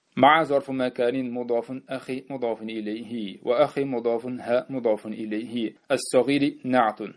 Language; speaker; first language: Arabic; non-native, fluent; Uzbek